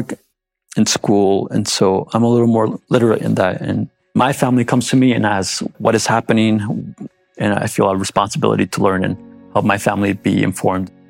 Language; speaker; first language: English; native; English